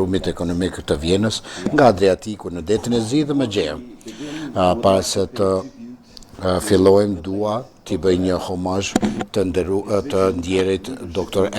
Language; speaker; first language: Albanian; native; Albanian